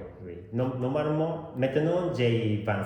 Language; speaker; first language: French; non-native, learner; Japanese